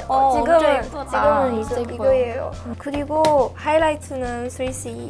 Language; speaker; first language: Korean; non-native, learner; Chinese